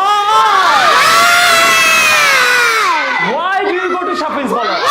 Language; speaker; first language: English; non-native, learner; Bangla